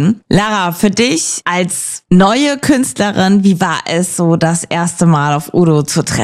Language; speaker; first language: German; native; German